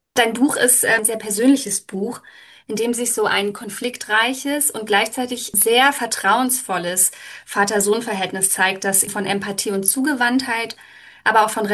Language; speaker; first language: German; native; German